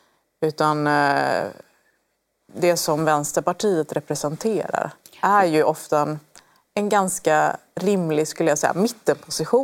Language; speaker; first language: Swedish; early bilingual, other home language; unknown